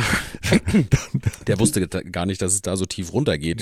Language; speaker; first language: German; native; German